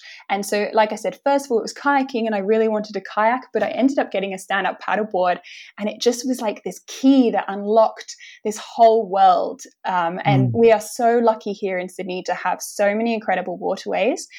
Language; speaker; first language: English; native; English